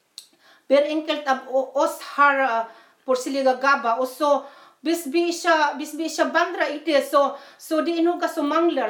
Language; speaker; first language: Norwegian; non-native, fluent; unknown